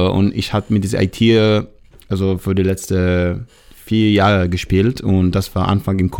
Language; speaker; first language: German; non-native, learner; Hebrew